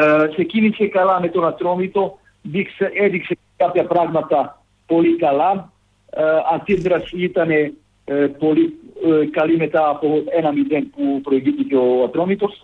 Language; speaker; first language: Greek; non-native, fluent; Serbian